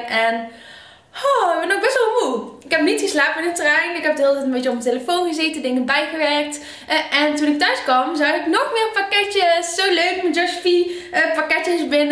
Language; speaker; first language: Dutch; native; Dutch